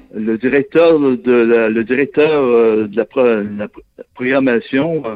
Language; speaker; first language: French; native; French